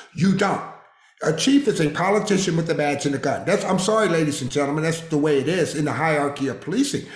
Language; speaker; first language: English; native; English